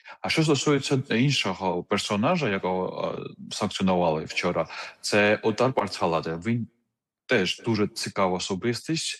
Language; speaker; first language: Ukrainian; non-native, fluent; Georgian